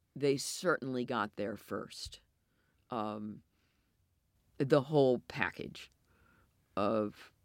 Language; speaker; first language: English; native; English